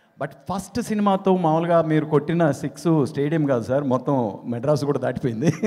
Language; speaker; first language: Telugu; native; Telugu